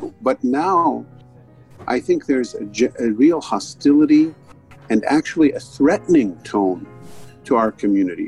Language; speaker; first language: English; early bilingual, other home language; Arabic